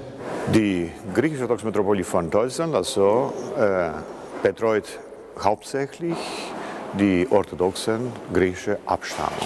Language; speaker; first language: German; non-native, fluent; Greek